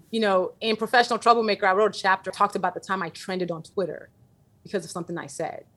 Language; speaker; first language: English; early bilingual, other home language; Yoruba